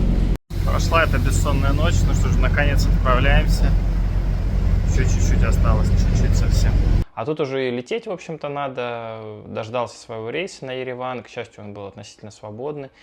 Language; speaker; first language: Russian; native; Russian